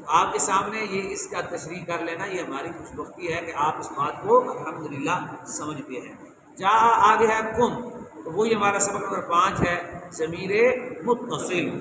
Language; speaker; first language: Urdu; non-native, local second language; Punjabi